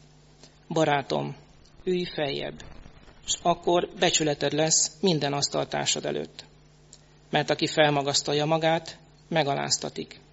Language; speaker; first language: Hungarian; native; Hungarian